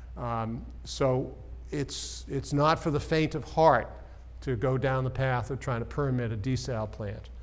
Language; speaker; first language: English; native; English